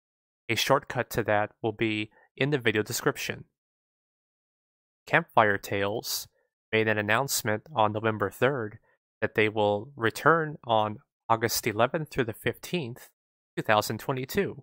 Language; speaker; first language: English; native; English